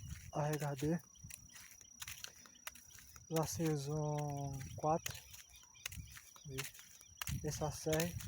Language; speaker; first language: French; non-native, learner; Portuguese